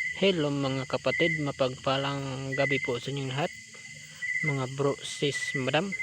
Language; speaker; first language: Filipino; non-native, local second language; Cebuano